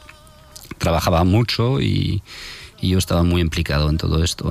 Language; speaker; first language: Spanish; non-native, fluent; French